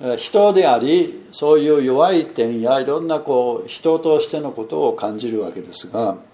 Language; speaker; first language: Japanese; non-native, fluent; English